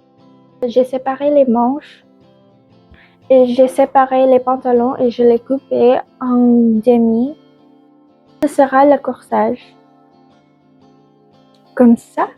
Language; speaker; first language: French; non-native, learner; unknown